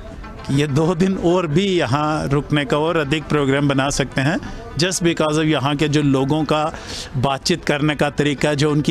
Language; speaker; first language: Hindi; native; Hindi